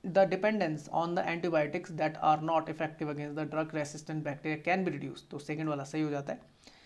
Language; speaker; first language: Hindi; native; Hindi